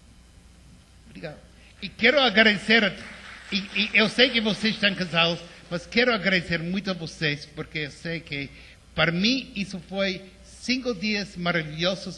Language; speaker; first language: Portuguese; non-native, fluent; English